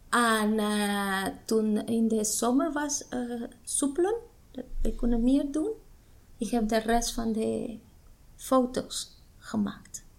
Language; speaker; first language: Dutch; non-native, fluent; Spanish